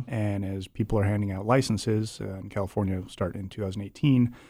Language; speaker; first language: English; early bilingual, other home language; Spanish